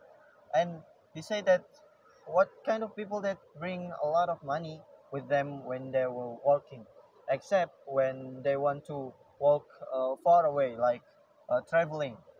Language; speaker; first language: English; non-native, learner; Indonesian